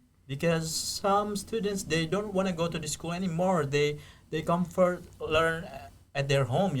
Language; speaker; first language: English; non-native, fluent; Indonesian